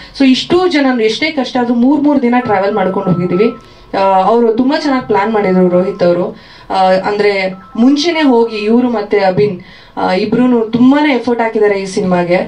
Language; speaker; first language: Kannada; native; Kannada